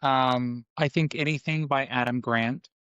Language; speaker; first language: English; native; English